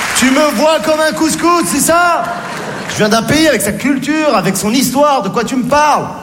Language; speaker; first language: French; native; French